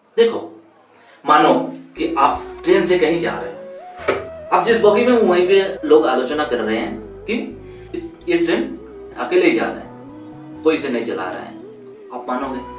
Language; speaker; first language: Hindi; non-native, local second language; Bangla